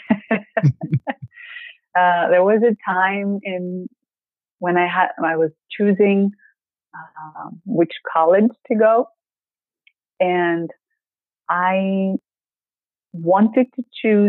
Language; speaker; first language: English; non-native, fluent; Greek